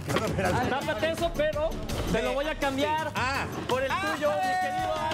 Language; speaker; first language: Spanish; native; Spanish